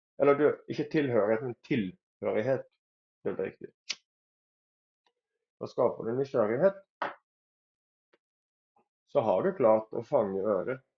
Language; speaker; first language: Norwegian; native; Norwegian